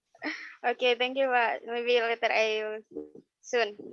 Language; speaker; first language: English; non-native, learner; Indonesian